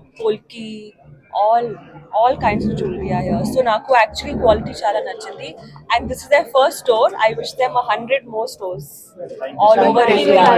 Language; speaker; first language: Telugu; non-native, learner; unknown